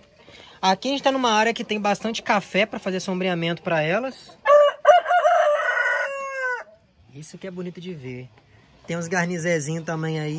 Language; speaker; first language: Portuguese; native; Portuguese